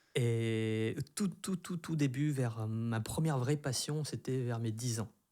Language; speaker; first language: French; early bilingual, other home language; Vietnamese